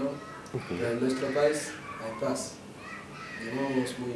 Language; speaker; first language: Spanish; non-native, local second language; Wolof